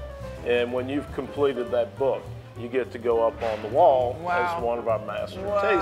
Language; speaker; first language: English; native; English